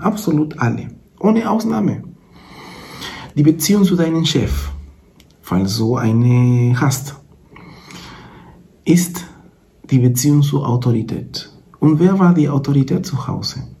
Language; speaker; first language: German; non-native, fluent; Spanish